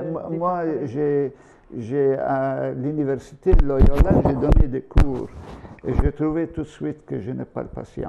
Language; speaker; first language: French; non-native, fluent; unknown